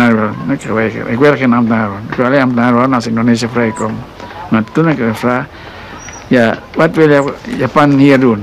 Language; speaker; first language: Dutch; non-native, local second language; Indonesian